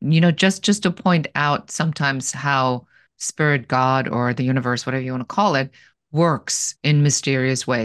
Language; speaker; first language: English; non-native, fluent; German